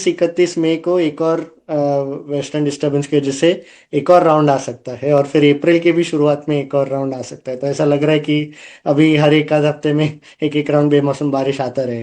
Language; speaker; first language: Hindi; non-native, local second language; Gujarati